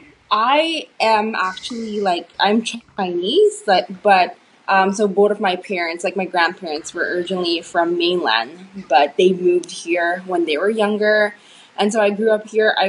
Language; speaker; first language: English; non-native, local second language; Filipino